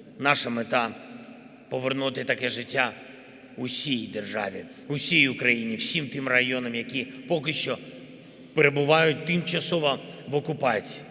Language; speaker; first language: Ukrainian; non-native, local second language; Russian